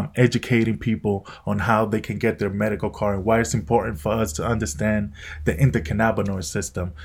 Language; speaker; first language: English; native; English